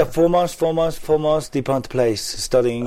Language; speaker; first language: English; non-native, learner; Korean